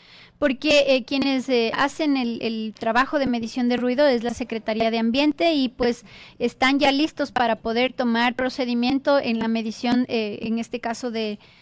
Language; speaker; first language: Spanish; native; Spanish